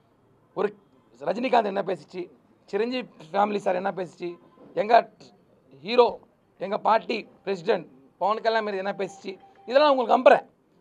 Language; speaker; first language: Tamil; non-native, local second language; Telugu